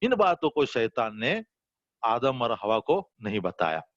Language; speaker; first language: Hindi; non-native, local second language; Marathi